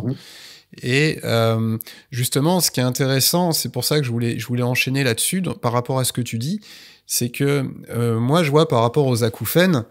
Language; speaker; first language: French; native; French